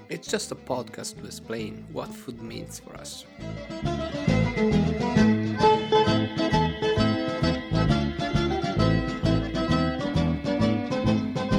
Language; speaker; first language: English; non-native, fluent; Italian